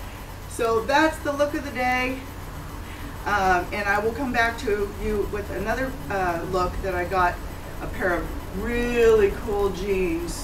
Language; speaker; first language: English; native; English